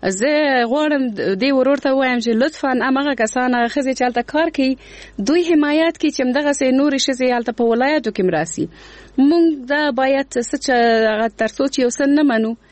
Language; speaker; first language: Pashto; non-native, local second language; Persian